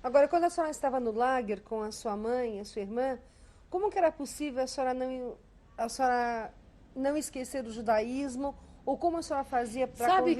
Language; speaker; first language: Portuguese; native; Portuguese